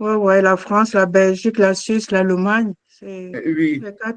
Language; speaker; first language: French; non-native, fluent; German